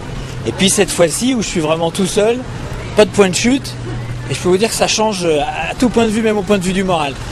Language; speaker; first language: French; native; French